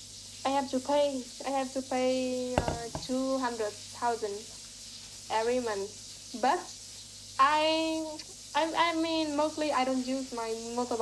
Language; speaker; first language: English; non-native, fluent; Vietnamese